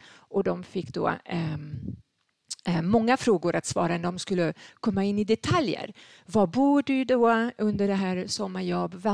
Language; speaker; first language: Swedish; non-native, fluent; French